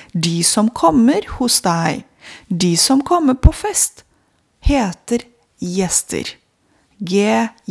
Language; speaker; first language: Norwegian; non-native, fluent; Romanian